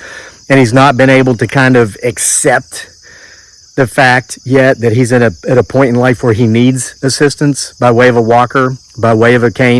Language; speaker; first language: English; native; English